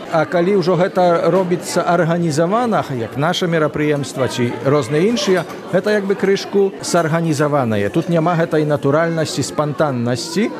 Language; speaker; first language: Belarusian; native; Belarusian